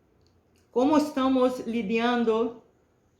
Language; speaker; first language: Spanish; non-native, fluent; Portuguese